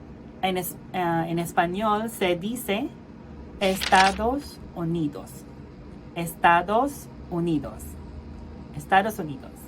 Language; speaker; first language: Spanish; non-native, fluent; Filipino